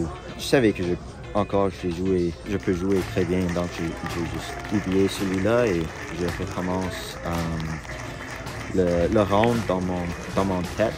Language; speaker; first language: French; non-native, local second language; English